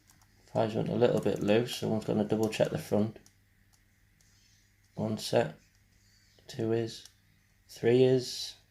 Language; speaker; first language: English; native; English